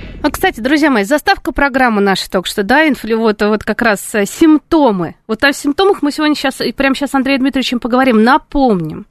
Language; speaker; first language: Russian; native; Russian